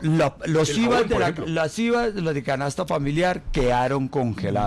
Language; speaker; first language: Spanish; native; Spanish